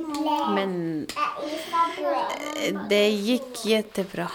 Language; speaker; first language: Swedish; non-native, learner; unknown